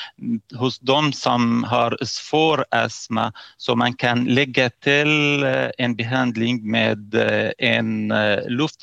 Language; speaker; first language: Swedish; non-native, fluent; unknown